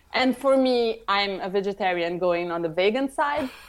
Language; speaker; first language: English; early bilingual, other home language; Italian